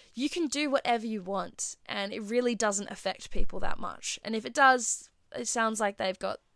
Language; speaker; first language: English; native; English